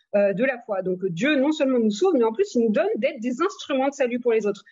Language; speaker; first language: French; native; French